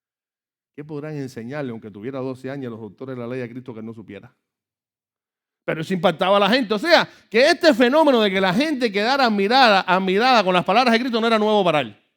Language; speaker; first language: Spanish; native; Spanish